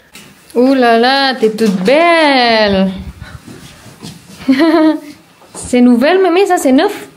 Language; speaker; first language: French; non-native, learner; Indonesian